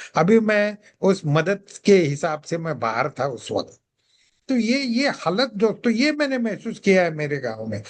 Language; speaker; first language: Hindi; non-native, local second language; Marathi